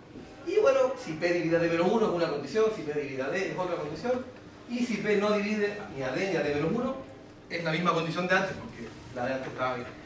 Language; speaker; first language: Spanish; native; Spanish